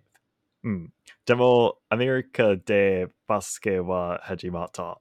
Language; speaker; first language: Japanese; non-native, learner; English